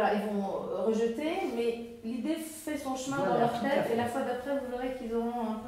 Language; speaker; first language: French; non-native, fluent; Arabic